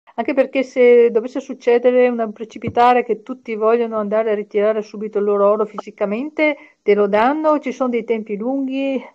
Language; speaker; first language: Italian; non-native, fluent; German